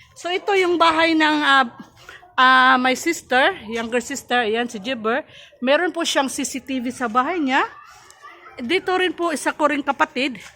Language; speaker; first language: Filipino; non-native, local second language; Cebuano